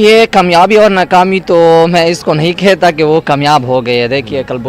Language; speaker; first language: Hindi; non-native, local second language; Pashto